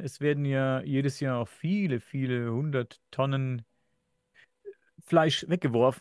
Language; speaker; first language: German; native; German